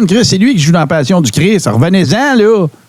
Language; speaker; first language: French; native; French